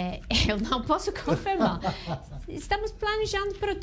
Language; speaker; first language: Portuguese; non-native, fluent; English